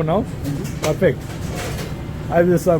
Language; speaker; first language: English; non-native, learner; Tibetan